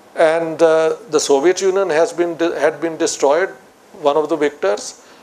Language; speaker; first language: English; non-native, local second language; Punjabi